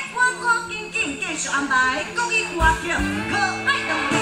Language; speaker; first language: Chinese; native; Chinese